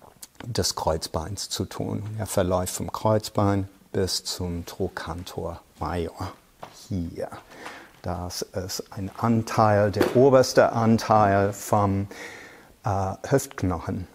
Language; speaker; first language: German; non-native, fluent; English